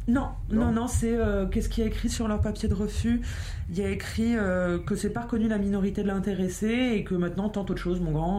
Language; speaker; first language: French; native; French